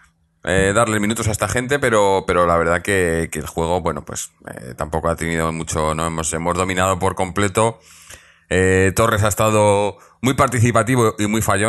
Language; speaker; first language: Spanish; native; Spanish